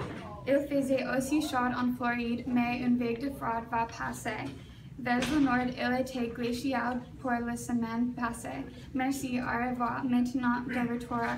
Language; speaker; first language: French; non-native, learner; English